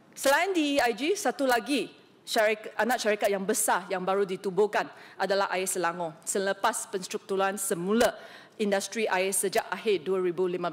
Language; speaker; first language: Malay; non-native, local second language; Chinese